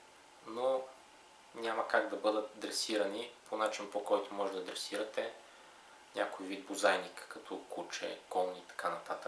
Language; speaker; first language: Bulgarian; native; Bulgarian